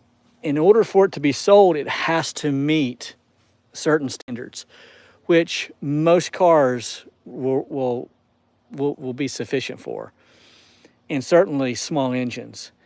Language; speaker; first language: English; native; English